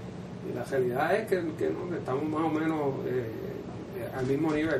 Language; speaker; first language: Spanish; native; Spanish